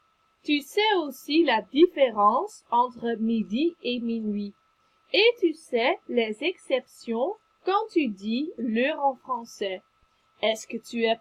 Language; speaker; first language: French; non-native, fluent; Dutch